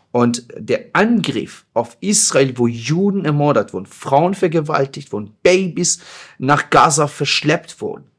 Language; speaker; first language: German; non-native, fluent; Persian